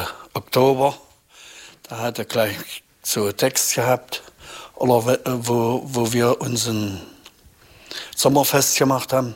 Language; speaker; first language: German; native; German